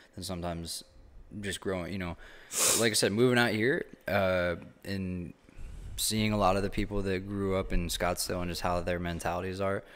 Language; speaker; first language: English; native; English